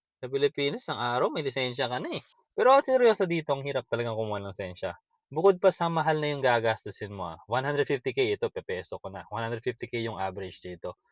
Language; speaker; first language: Filipino; native; Filipino